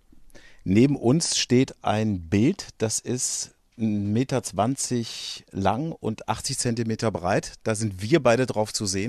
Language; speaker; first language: German; native; German